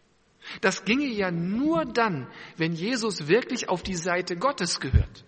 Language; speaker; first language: German; native; German